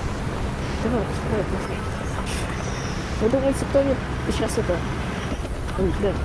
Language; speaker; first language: Russian; native; Russian